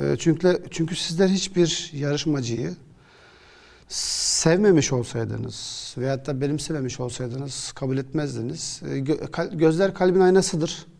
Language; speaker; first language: Turkish; early bilingual, other home language; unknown